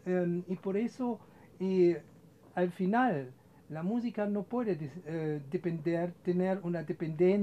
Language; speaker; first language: Spanish; non-native, fluent; German